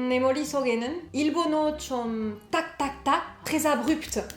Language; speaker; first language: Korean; non-native, learner; French